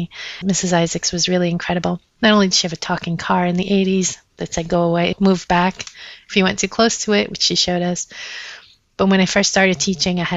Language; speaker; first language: English; early bilingual, other home language; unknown